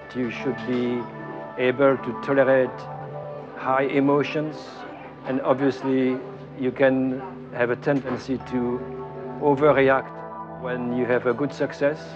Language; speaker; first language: English; non-native, fluent; French